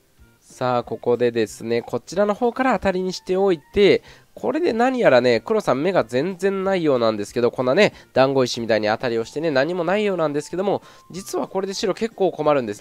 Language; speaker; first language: Japanese; native; Japanese